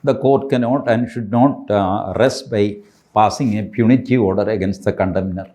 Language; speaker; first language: English; non-native, local second language; Malayalam